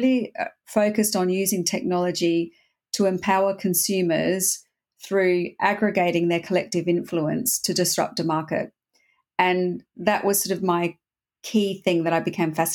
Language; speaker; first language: English; native; English